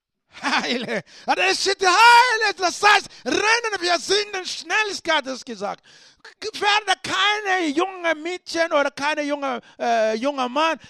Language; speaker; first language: German; non-native, learner; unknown